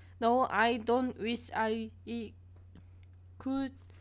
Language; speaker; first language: English; non-native, learner; Korean